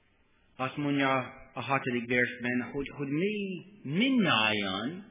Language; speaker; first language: Hungarian; non-native, learner; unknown